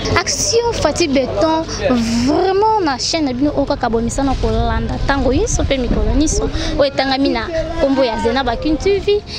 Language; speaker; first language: Lingala; native; Lingala